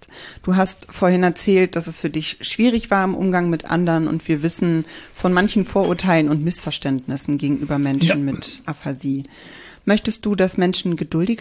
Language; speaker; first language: German; native; German